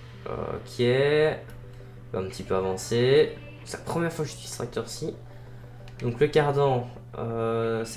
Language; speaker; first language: French; native; French